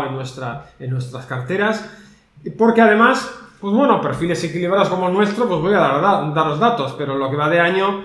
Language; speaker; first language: Spanish; native; Spanish